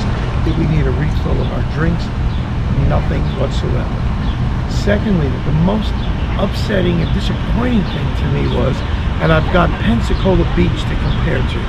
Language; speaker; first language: English; native; English